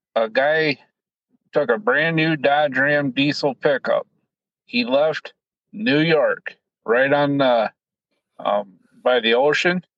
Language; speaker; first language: English; native; English